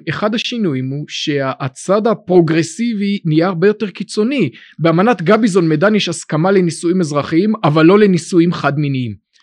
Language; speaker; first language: Hebrew; native; Hebrew